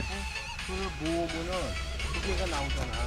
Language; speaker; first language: Korean; native; Korean